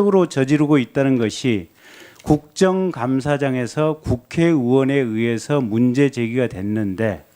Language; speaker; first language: Korean; native; Korean